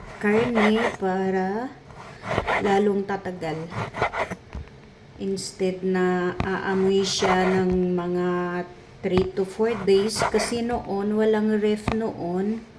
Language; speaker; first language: Filipino; non-native, local second language; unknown